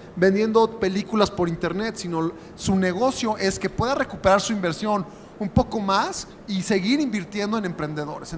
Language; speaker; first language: Spanish; native; Spanish